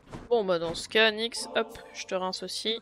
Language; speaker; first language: French; native; French